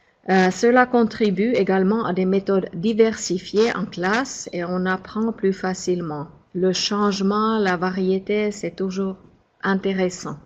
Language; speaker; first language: French; non-native, fluent; Finnish